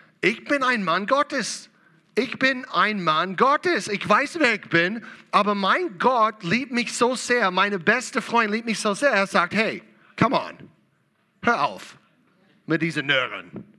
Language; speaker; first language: German; non-native, learner; English